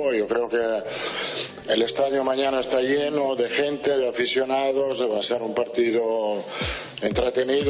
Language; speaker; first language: Spanish; non-native, fluent; Italian